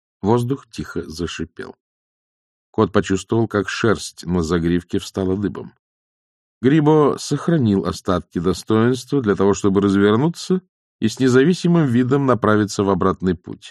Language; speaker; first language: Russian; native; Russian